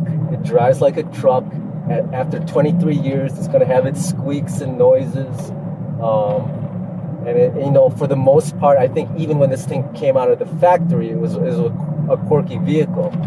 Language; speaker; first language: English; native; English